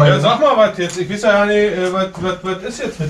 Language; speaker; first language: German; native; German